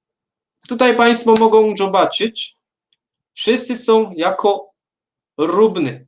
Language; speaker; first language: Polish; non-native, fluent; Korean